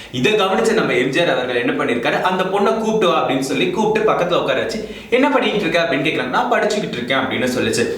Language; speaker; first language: Tamil; native; Tamil